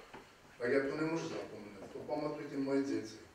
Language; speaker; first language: Czech; non-native, learner; Armenian